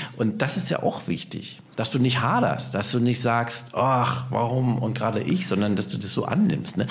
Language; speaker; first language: German; native; German